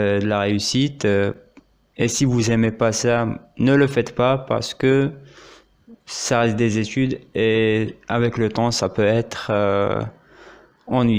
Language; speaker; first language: French; non-native, local second language; Arabic